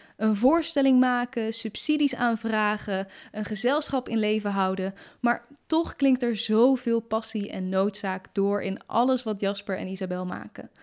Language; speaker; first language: Dutch; native; Dutch